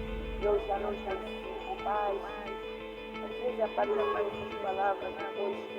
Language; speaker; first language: Portuguese; non-native, local second language; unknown